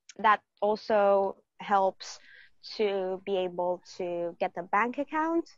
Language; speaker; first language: English; non-native, fluent; Romanian